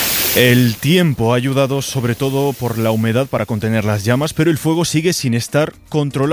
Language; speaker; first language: Spanish; native; Spanish